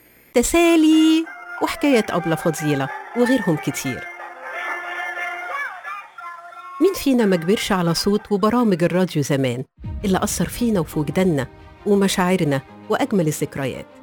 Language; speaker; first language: Arabic; native; Arabic